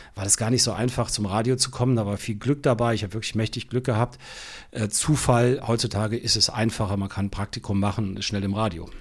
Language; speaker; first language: German; native; German